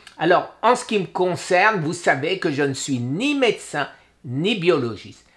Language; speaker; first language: French; native; French